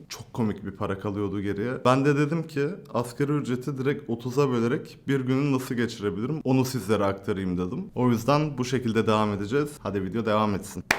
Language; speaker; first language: Turkish; native; Turkish